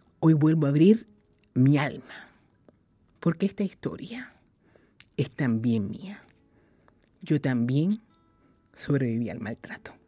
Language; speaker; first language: Spanish; native; Spanish